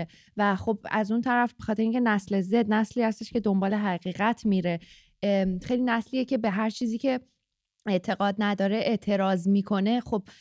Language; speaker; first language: Persian; native; Persian